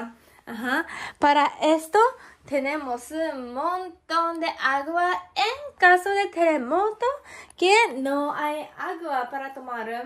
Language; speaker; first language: Spanish; non-native, learner; Japanese